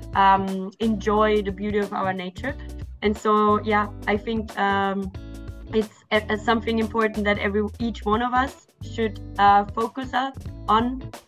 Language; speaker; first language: English; non-native, fluent; German